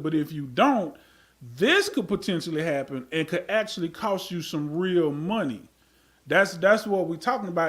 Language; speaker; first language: English; native; English